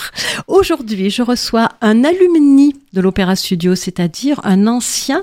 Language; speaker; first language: French; native; French